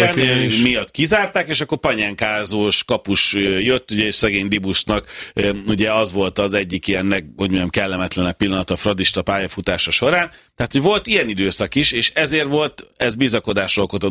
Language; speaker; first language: Hungarian; native; Hungarian